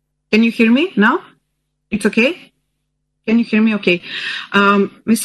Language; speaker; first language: English; non-native, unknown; Macedonian